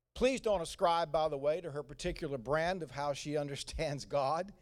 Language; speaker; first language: English; native; English